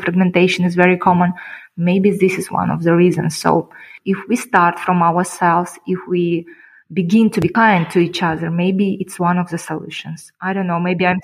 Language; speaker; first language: English; non-native, fluent; Kyrgyz